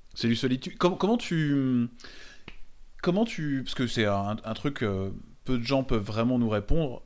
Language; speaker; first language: French; native; French